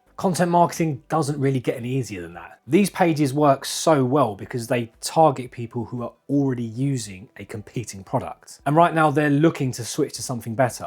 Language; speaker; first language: English; native; English